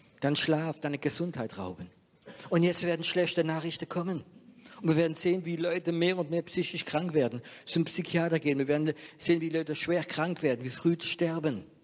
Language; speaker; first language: German; non-native, fluent; French